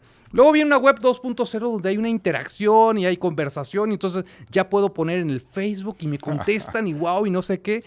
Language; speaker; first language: Spanish; native; Spanish